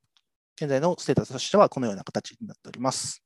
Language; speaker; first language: Japanese; native; Japanese